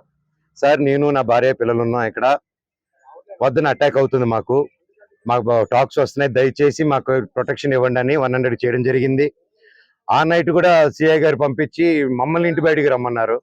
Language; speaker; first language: Telugu; native; Telugu